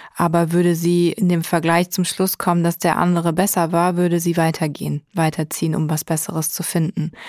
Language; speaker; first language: German; native; German